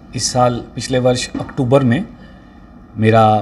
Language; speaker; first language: Hindi; native; Hindi